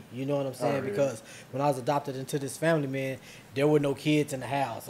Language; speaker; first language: English; native; English